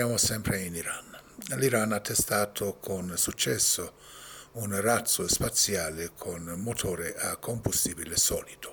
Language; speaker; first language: Italian; non-native, fluent; Persian